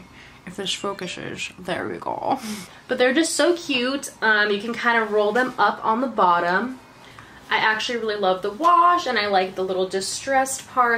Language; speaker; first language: English; native; English